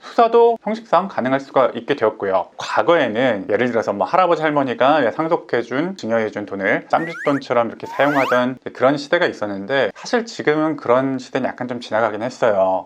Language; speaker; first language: Korean; native; Korean